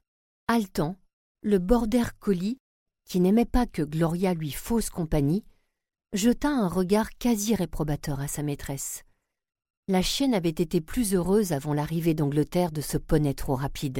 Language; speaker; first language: French; native; French